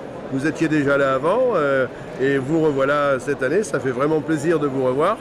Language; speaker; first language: French; native; French